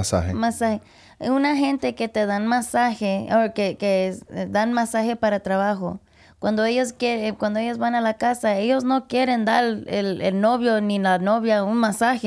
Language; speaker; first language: Spanish; early bilingual, heritage; English